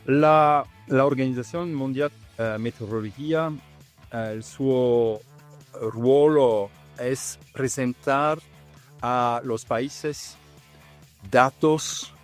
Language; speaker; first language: Spanish; non-native, fluent; Italian